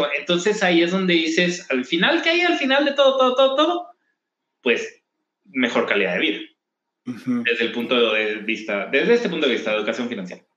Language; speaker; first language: Spanish; native; Spanish